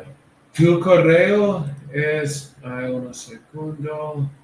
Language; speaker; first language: Spanish; non-native, learner; English